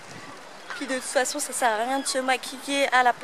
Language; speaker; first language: French; native; French